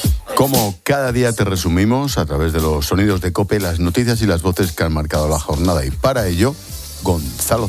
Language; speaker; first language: Spanish; native; Spanish